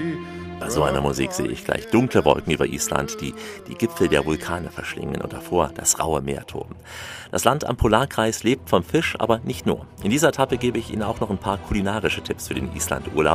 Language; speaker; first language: German; native; German